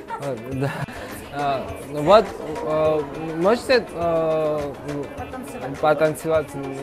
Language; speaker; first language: Russian; non-native, fluent; Georgian